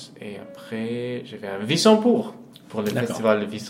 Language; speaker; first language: French; non-native, fluent; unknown